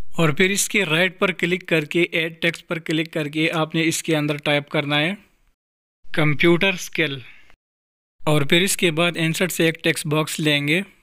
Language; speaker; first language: Urdu; non-native, local second language; Pashto